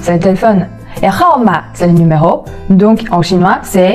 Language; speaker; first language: French; non-native, fluent; Chinese